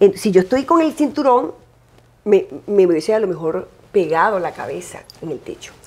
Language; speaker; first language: Spanish; native; Spanish